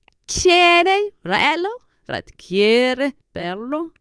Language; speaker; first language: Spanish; non-native, fluent; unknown